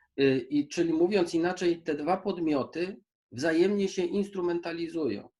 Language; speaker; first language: Polish; native; Polish